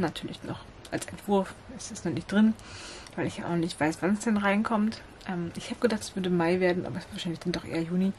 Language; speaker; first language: German; native; German